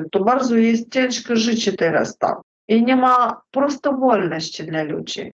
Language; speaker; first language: Polish; non-native, learner; Russian